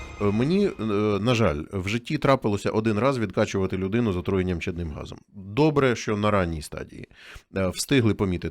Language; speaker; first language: Ukrainian; native; Ukrainian